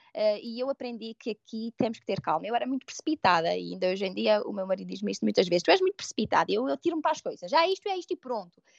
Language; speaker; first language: Portuguese; native; Portuguese